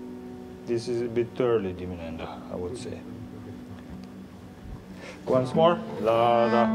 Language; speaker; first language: English; non-native, learner; Russian